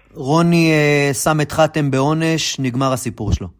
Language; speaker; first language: Hebrew; native; Hebrew